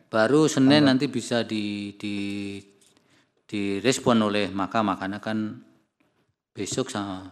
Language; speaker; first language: Indonesian; native; Indonesian